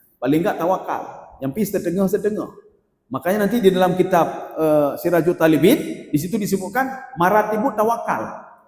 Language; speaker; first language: Malay; non-native, local second language; Achinese